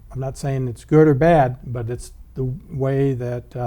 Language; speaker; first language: English; native; English